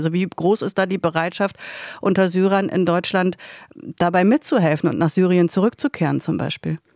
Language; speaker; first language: German; native; German